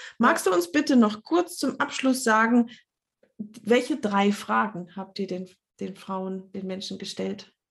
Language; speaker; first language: German; native; German